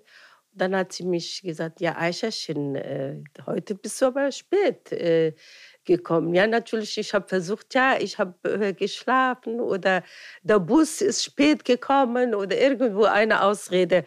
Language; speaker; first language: German; non-native, fluent; Arabic